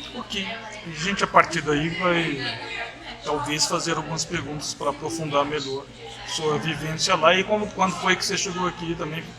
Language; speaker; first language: Portuguese; native; Portuguese